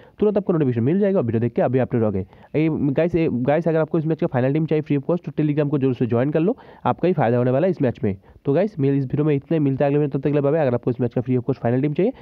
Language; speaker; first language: Hindi; native; Hindi